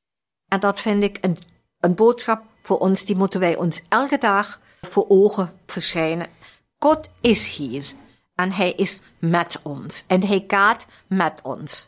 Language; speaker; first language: Dutch; non-native, fluent; German